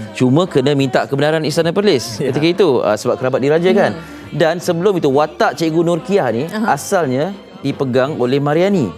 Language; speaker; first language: Malay; native; Malay